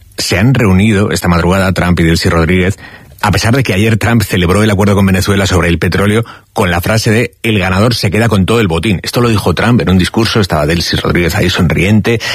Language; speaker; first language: Spanish; native; Spanish